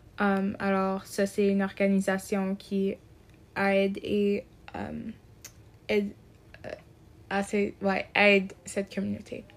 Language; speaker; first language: French; non-native, local second language; English